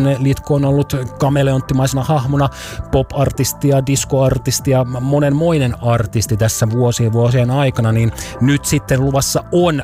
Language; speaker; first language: Finnish; native; Finnish